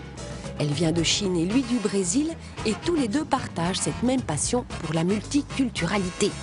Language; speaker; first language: French; native; French